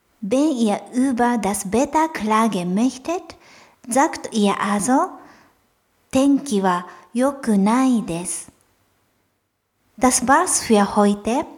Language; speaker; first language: German; non-native, fluent; Japanese